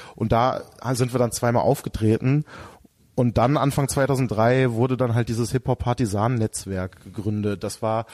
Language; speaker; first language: German; native; German